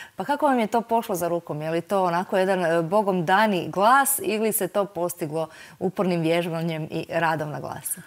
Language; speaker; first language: Croatian; native; Croatian